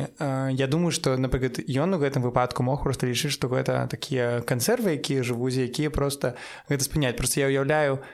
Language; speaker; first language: Belarusian; non-native, local second language; Russian